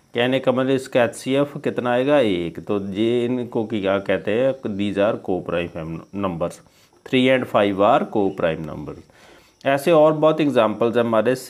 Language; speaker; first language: Hindi; non-native, local second language; Punjabi